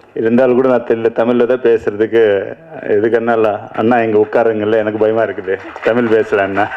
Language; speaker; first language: Tamil; non-native, learner; Telugu